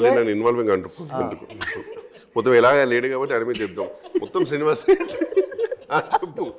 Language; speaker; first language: Telugu; native; Telugu